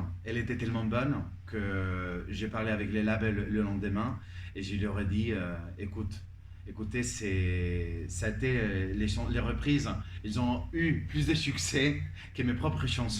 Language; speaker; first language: French; non-native, fluent; Spanish